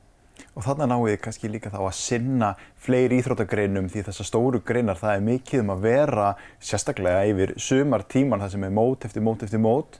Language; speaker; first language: Icelandic; native; Icelandic